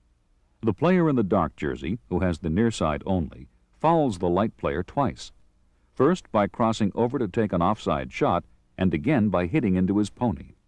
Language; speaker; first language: English; native; English